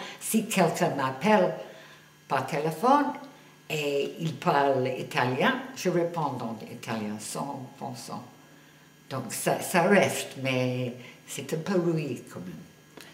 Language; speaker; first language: French; non-native, fluent; English